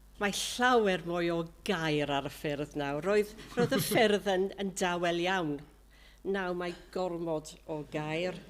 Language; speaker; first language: Welsh; non-native, local second language; English